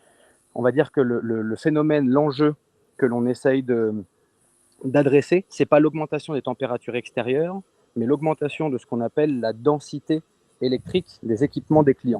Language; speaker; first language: French; native; French